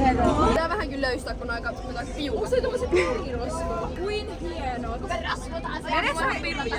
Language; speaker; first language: Finnish; native; Finnish